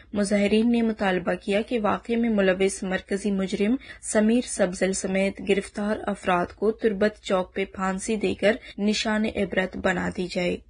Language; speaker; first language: Urdu; non-native, local second language; Baluchi